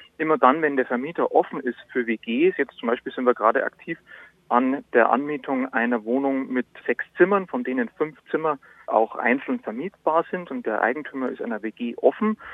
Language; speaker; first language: German; native; German